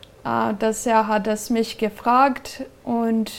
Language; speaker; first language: German; non-native, fluent; Serbian